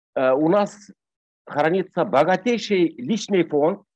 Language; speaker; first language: Russian; non-native, local second language; Bashkir